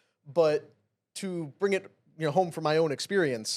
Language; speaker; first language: English; native; English